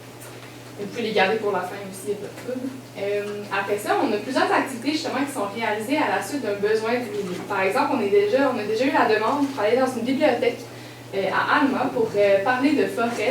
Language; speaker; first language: French; native; French